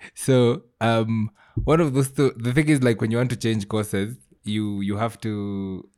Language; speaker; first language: English; non-native, local second language; Gusii